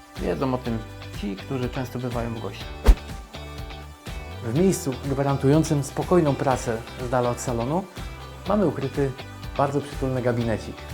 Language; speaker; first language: Polish; native; Polish